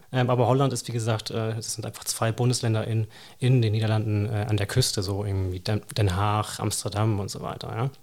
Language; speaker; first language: German; native; German